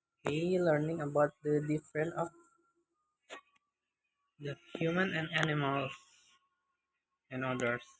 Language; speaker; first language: English; non-native, learner; Indonesian